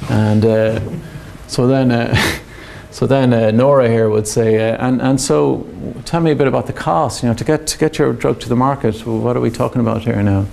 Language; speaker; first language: English; native; English